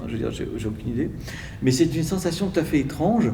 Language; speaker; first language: French; native; French